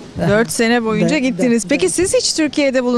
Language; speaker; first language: Turkish; native; Turkish